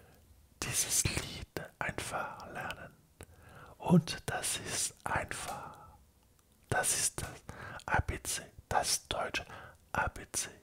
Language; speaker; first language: German; non-native, learner; French